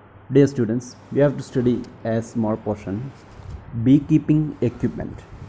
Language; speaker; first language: English; non-native, local second language; Malayalam